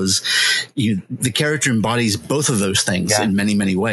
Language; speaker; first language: English; native; English